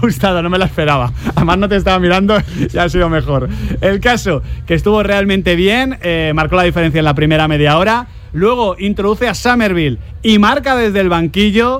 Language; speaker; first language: Spanish; native; Spanish